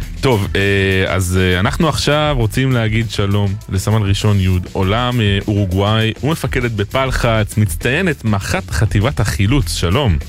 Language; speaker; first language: Hebrew; native; Hebrew